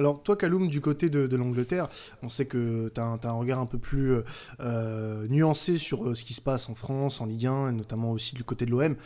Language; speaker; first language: French; native; French